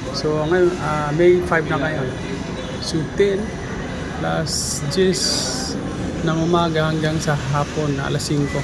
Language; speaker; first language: Filipino; non-native, local second language; Cebuano